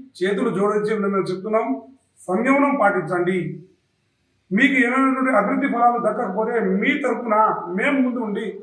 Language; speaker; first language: Telugu; non-native, local second language; Lambadi